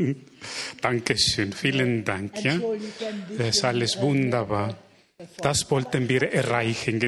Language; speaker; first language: German; non-native, fluent; Spanish